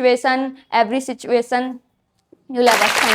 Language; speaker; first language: English; non-native, learner; Hindi